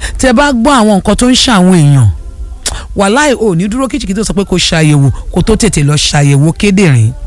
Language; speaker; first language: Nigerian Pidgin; non-native, local second language; Igbo